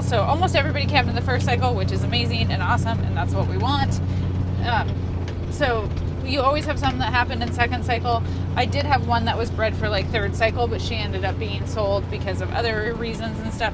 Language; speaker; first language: English; native; English